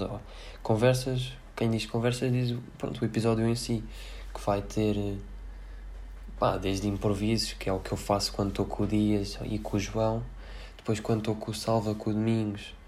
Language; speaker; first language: Portuguese; native; Portuguese